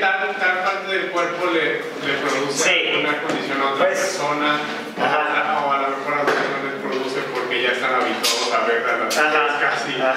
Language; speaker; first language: Spanish; native; Spanish